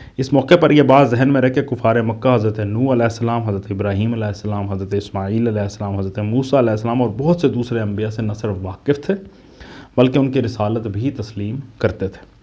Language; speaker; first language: Urdu; native; Urdu